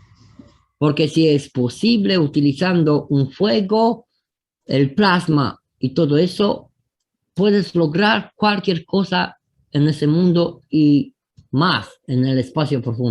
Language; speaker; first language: Spanish; non-native, fluent; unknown